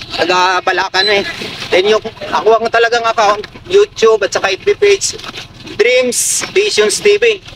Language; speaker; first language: Filipino; non-native, local second language; Cebuano